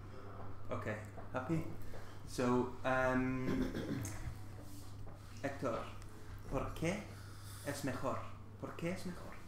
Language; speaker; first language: Spanish; non-native, fluent; English